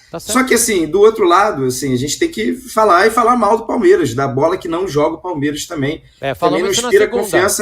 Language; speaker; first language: Portuguese; native; Portuguese